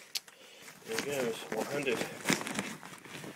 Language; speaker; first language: English; native; English